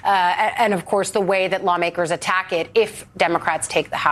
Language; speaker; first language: English; native; English